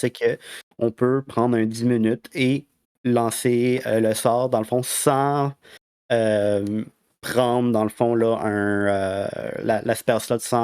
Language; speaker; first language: French; native; French